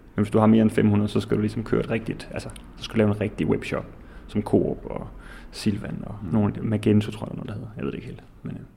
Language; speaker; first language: Danish; native; Danish